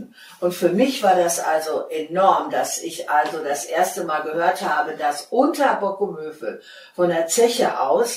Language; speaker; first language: German; native; German